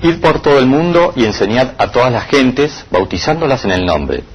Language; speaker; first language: Spanish; native; Spanish